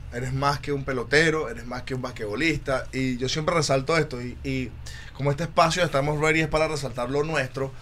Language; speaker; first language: Spanish; native; Spanish